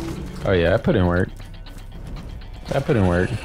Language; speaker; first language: English; native; English